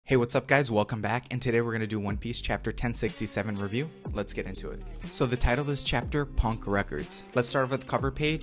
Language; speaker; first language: English; native; English